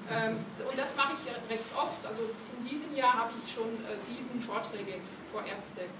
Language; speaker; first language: German; non-native, fluent; Hungarian